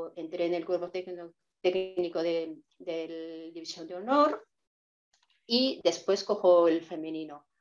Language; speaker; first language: Spanish; non-native, fluent; Japanese